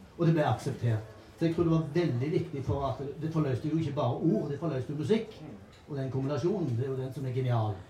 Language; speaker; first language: Norwegian; native; Norwegian